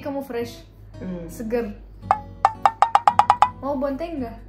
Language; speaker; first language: Indonesian; non-native, fluent; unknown